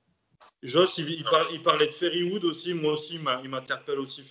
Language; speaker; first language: French; native; French